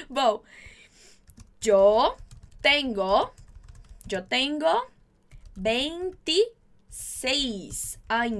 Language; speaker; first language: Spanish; non-native, fluent; Portuguese